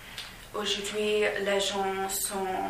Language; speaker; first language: French; non-native, learner; English